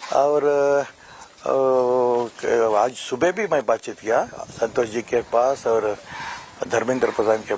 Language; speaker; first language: Hindi; non-native, local second language; Kannada